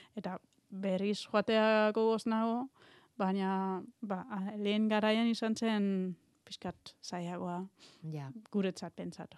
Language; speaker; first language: Basque; non-native, learner; German